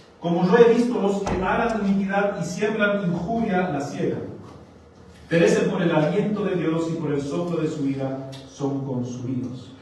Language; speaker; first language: Spanish; non-native, fluent; German